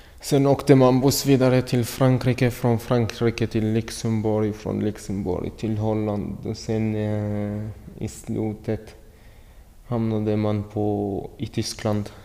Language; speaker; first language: Swedish; non-native, fluent; Arabic